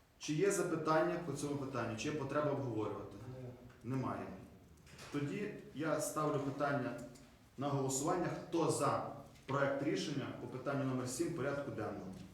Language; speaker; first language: Ukrainian; native; Ukrainian